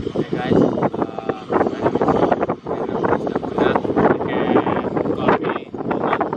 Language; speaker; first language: English; non-native, learner; Indonesian